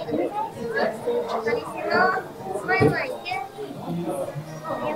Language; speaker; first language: Japanese; native; Japanese